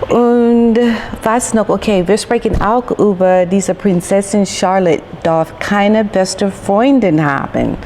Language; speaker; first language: German; non-native, learner; English